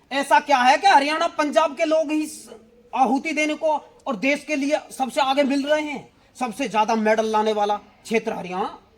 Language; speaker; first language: Hindi; native; Hindi